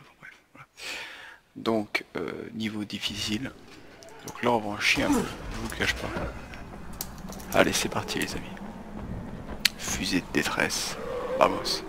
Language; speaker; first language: French; native; French